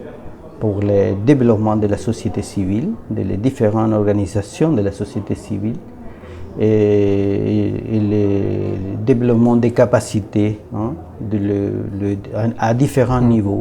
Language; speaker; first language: French; non-native, learner; Spanish